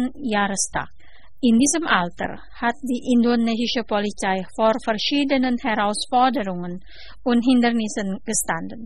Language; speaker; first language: German; non-native, fluent; Indonesian